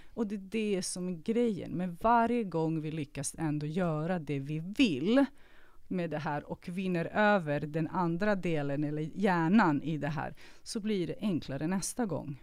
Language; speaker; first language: Swedish; early bilingual, other home language; Serbian